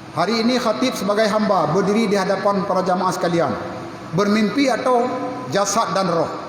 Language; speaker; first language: Malay; non-native, local second language; Achinese